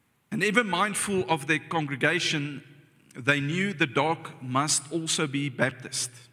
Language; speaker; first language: English; non-native, local second language; Afrikaans